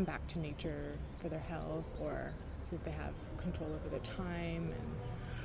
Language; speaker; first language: English; native; English